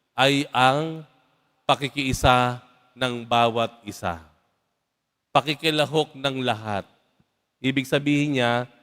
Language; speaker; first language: Filipino; native; Filipino